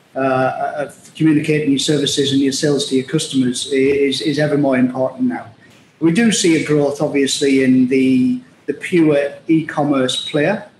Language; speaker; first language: English; native; English